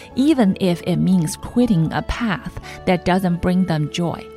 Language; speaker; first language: English; non-native, fluent; Chinese